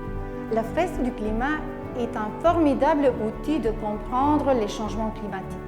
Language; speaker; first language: French; non-native, fluent; Slovenian